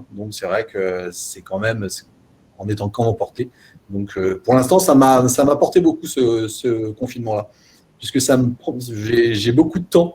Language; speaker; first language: French; native; French